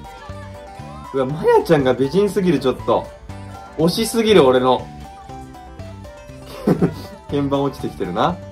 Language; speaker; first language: Japanese; native; Japanese